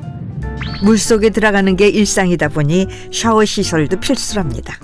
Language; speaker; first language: Korean; native; Korean